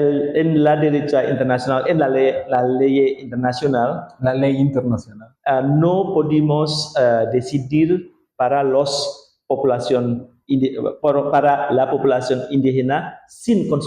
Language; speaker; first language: Spanish; non-native, learner; Indonesian